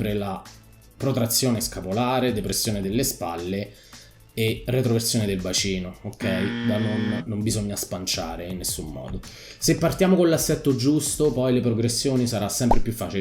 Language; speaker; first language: Italian; native; Italian